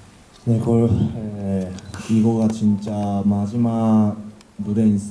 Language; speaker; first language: Korean; non-native, learner; Japanese